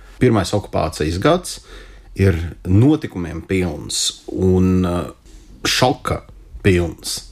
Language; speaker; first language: Latvian; non-native, local second language; Russian